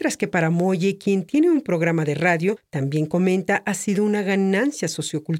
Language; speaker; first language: Spanish; native; Spanish